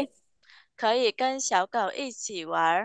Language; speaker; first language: Chinese; non-native, fluent; Vietnamese